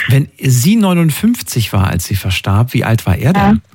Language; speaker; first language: German; native; German